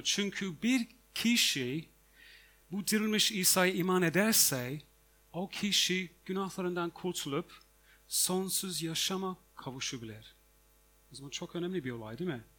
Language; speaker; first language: Turkish; non-native, fluent; English